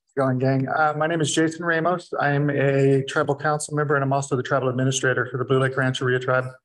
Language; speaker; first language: English; native; English